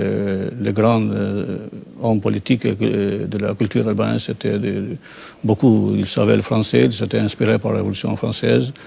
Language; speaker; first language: French; non-native, fluent; Albanian